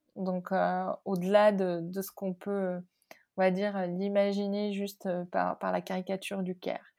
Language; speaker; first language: French; non-native, local second language; Arabic